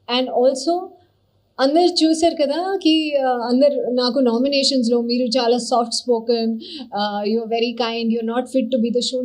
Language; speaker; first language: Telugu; non-native, learner; Hindi